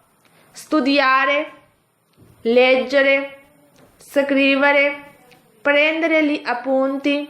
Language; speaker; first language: Italian; non-native, fluent; Urdu